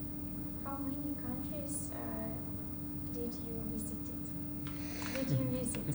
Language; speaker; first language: English; non-native, learner; Russian